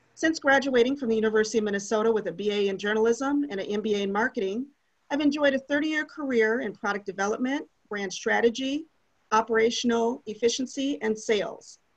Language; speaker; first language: English; native; English